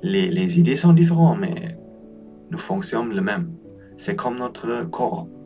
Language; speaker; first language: French; non-native, learner; Polish